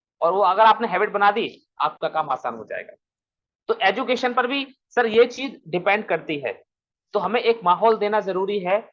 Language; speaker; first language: Hindi; native; Hindi